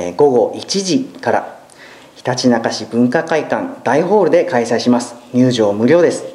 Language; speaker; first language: Japanese; native; Japanese